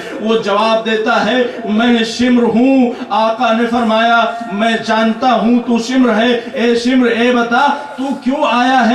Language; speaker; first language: Urdu; native; Urdu